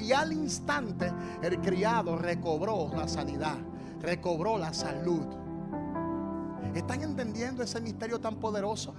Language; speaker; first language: Spanish; native; Spanish